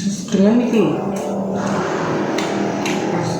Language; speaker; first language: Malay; non-native, local second language; Javanese